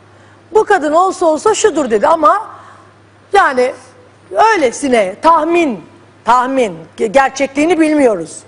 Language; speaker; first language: Turkish; native; Turkish